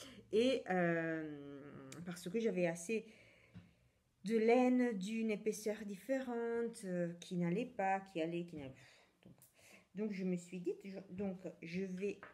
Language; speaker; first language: French; non-native, fluent; Italian